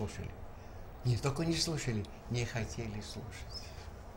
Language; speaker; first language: Russian; native; Russian